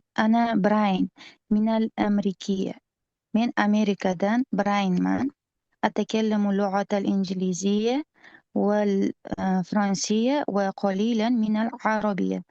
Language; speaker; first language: Arabic; non-native, learner; Uzbek